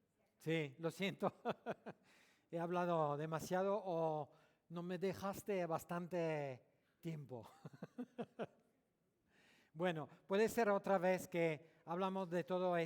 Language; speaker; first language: Spanish; non-native, learner; French